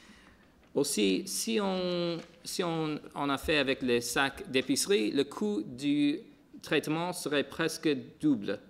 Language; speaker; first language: French; non-native, local second language; English